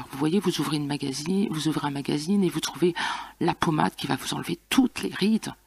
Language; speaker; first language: French; native; French